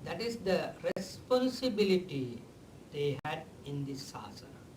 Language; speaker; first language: English; non-native, local second language; Sinhala